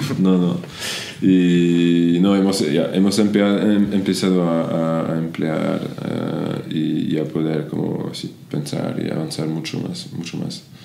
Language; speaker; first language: Spanish; non-native, fluent; French